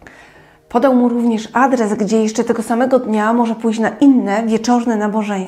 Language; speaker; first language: Polish; native; Polish